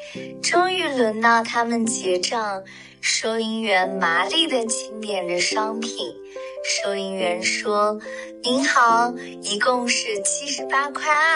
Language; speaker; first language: Chinese; native; Chinese